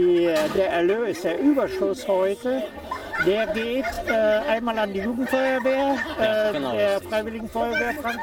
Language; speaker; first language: German; native; German